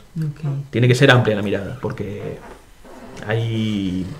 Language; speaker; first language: Spanish; native; Spanish